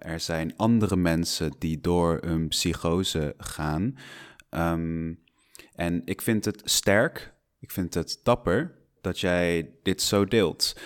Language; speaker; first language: Dutch; non-native, fluent; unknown